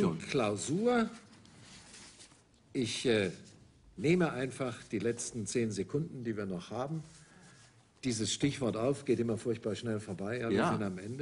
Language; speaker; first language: German; native; German